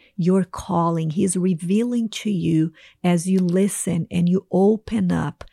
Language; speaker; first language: English; non-native, fluent; Portuguese